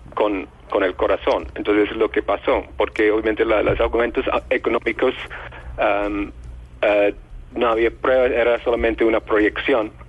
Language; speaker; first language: Spanish; non-native, fluent; English